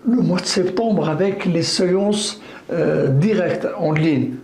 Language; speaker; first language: French; non-native, local second language; Arabic